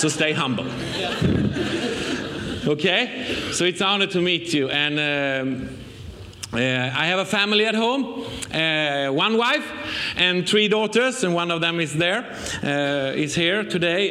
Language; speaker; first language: English; non-native, fluent; Swedish